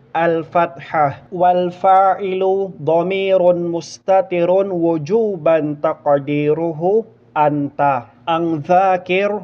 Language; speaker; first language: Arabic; non-native, fluent; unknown